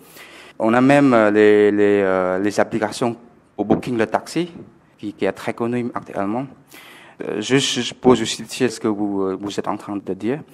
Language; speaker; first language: French; non-native, fluent; Khmer